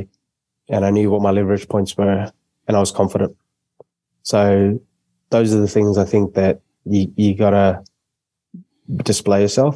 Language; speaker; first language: English; native; English